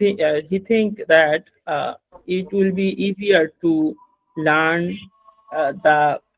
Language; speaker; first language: English; non-native, learner; Bangla